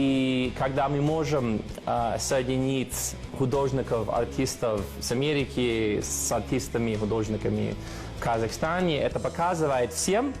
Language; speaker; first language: Russian; non-native, fluent; English